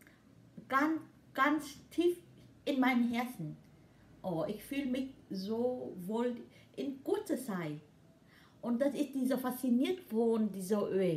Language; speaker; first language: German; non-native, learner; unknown